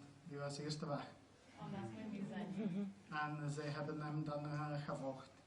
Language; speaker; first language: Dutch; non-native, fluent; Croatian